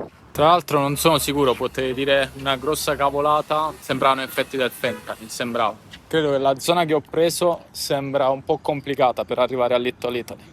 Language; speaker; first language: Italian; native; Italian